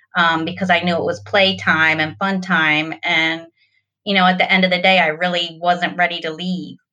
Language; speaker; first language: English; native; English